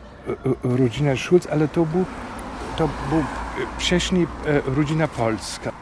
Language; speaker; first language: Polish; non-native, fluent; German